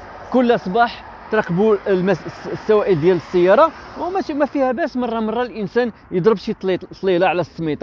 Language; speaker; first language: Arabic; native; Arabic